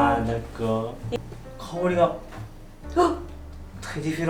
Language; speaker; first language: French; non-native, learner; Japanese